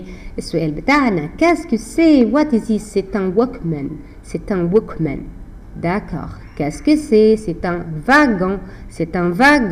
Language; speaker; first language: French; non-native, fluent; Arabic